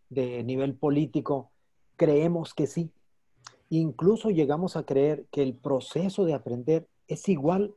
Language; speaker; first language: Spanish; native; Spanish